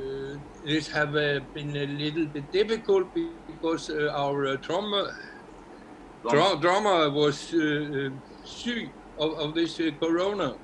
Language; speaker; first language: English; non-native, learner; Icelandic